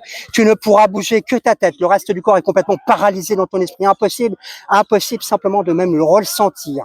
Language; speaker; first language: French; native; French